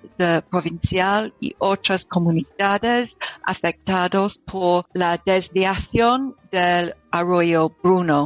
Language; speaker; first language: Spanish; non-native, learner; English